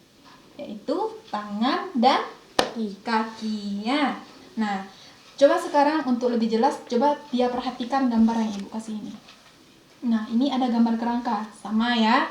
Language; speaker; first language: Indonesian; native; Indonesian